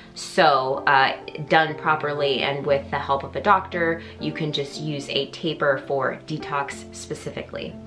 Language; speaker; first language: English; native; English